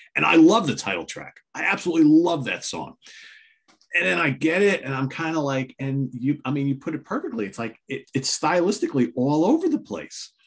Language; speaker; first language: English; native; English